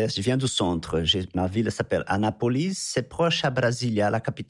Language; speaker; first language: French; non-native, fluent; Portuguese